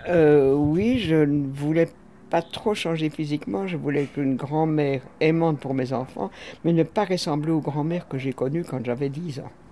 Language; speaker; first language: French; native; French